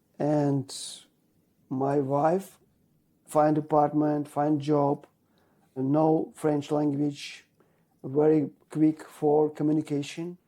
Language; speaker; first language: English; non-native, learner; Ukrainian